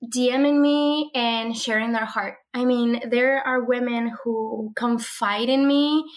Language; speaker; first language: English; early bilingual, other home language; Spanish